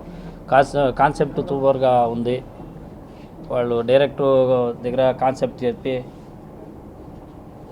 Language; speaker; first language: Telugu; non-native, learner; Kannada